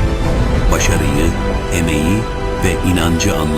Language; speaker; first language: Turkish; native; Turkish